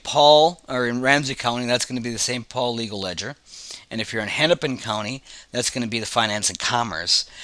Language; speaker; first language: English; native; English